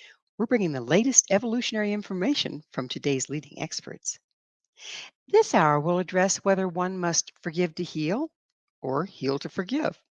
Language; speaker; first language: English; native; English